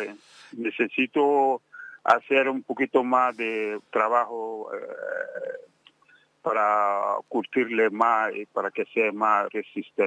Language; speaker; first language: Spanish; non-native, fluent; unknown